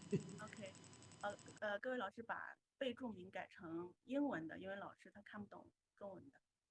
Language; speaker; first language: Chinese; native; Chinese